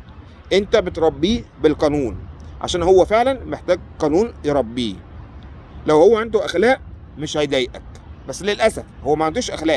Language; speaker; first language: Arabic; native; Arabic